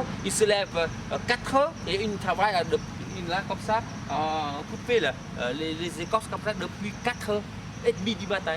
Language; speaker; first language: French; non-native, fluent; Vietnamese